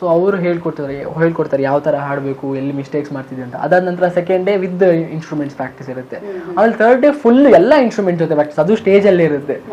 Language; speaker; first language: Kannada; native; Kannada